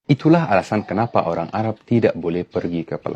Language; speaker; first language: Indonesian; non-native, fluent; Arabic